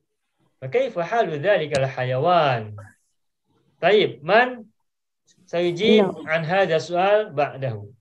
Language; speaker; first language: Arabic; non-native, fluent; Indonesian